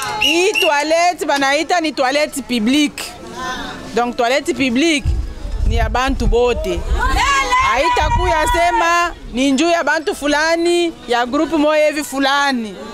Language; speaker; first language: Swahili; native; Swahili